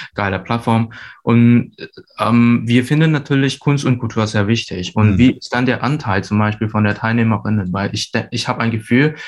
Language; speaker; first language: German; non-native, fluent; Cantonese